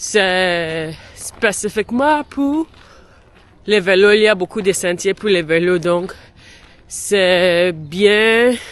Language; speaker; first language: French; non-native, learner; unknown